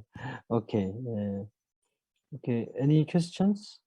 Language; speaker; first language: English; non-native, fluent; Korean